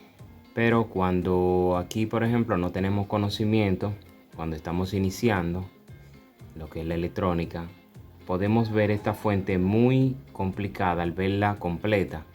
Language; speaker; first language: Spanish; native; Spanish